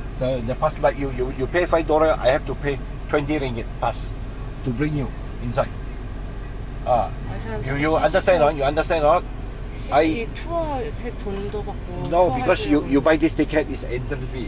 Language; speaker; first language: English; non-native, learner; Malay